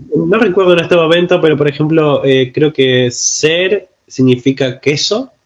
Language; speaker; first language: Spanish; native; Spanish